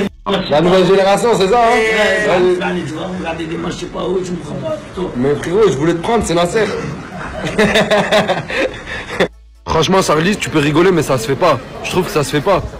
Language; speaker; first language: French; native; French